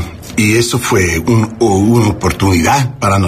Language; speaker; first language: Spanish; non-native, learner; English